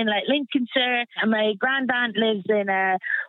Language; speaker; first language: English; native; English